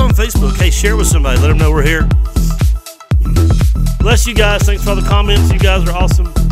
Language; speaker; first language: English; native; English